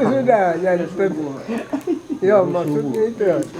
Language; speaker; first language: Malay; non-native, local second language; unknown